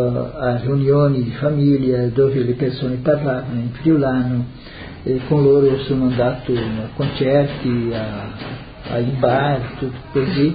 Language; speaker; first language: Italian; early bilingual, heritage; Portuguese